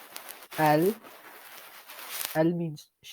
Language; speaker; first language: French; non-native, fluent; English